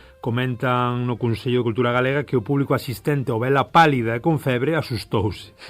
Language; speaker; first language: Galician; native; Galician